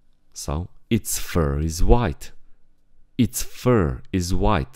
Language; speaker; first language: English; non-native, fluent; Romanian